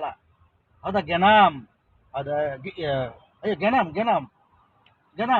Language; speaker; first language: Arabic; non-native, learner; Bangla